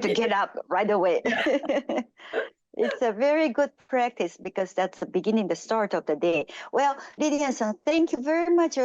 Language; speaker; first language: English; non-native, fluent; Japanese